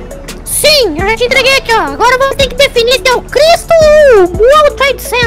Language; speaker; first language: Portuguese; native; Portuguese